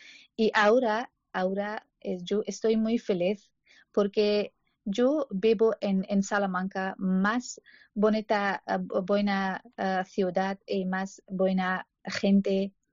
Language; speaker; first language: Spanish; non-native, learner; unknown